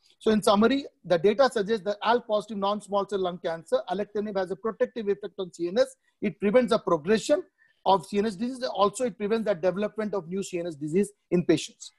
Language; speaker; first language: English; non-native, local second language; Odia